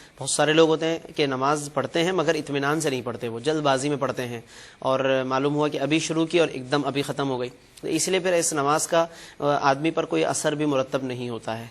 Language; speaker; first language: Urdu; native; Urdu